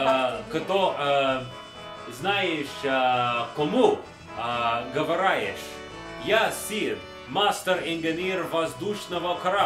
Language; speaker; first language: Russian; non-native, learner; English